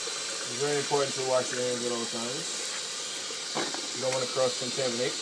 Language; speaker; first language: English; native; English